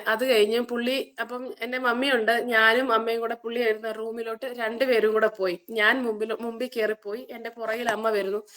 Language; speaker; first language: Malayalam; early bilingual, heritage; Malayalam